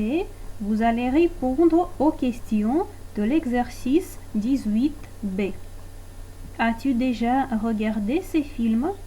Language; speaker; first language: French; non-native, fluent; Russian